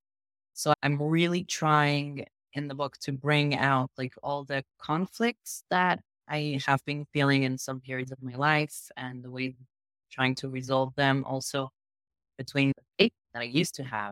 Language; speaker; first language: English; non-native, fluent; French